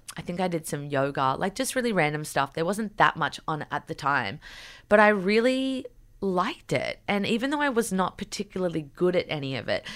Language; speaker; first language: English; native; English